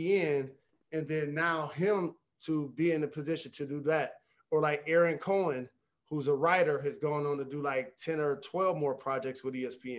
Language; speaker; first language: English; native; English